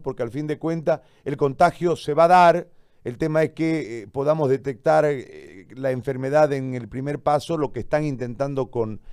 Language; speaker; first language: Spanish; native; Spanish